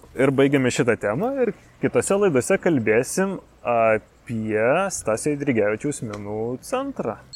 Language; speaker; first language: Lithuanian; non-native, local second language; Russian